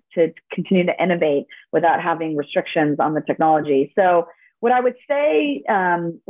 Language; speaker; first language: English; early bilingual, other home language; Spanish